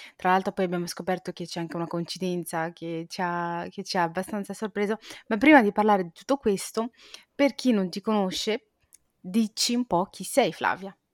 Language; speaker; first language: Italian; native; Italian